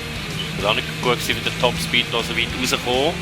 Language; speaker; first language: German; native; German